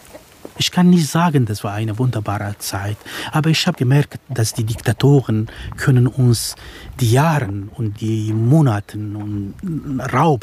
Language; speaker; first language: German; non-native, fluent; Kurdish